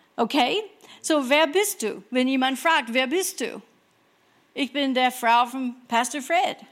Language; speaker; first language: German; non-native, fluent; English